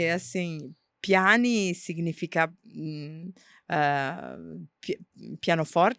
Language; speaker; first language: Portuguese; non-native, fluent; Italian